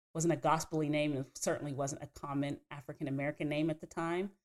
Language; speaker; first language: English; native; English